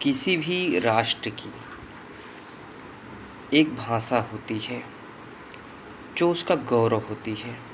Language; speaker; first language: Hindi; native; Hindi